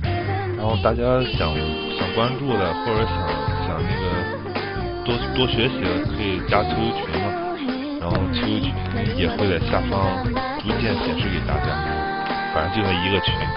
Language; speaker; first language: Chinese; native; Chinese